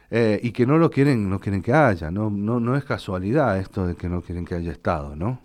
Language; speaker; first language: Spanish; native; Spanish